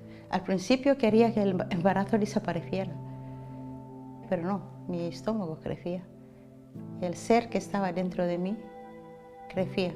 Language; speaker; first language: Spanish; non-native, fluent; Somali